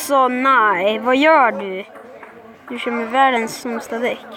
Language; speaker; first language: Swedish; native; Swedish